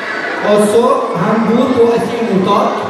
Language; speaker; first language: Norwegian; non-native, learner; Arabic